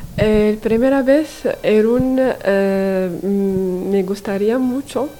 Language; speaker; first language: Spanish; non-native, learner; Arabic